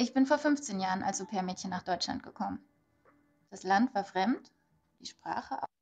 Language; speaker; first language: German; non-native, learner; Bangla